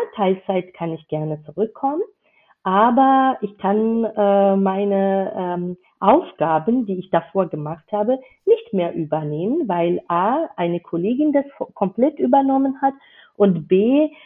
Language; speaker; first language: German; non-native, fluent; Georgian